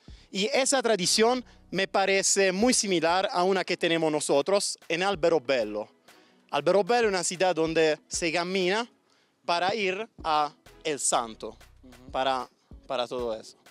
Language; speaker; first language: Spanish; non-native, learner; Italian